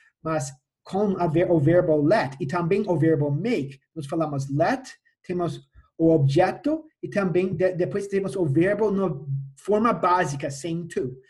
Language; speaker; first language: Portuguese; non-native, fluent; English